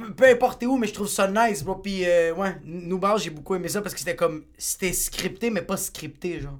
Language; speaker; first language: French; native; French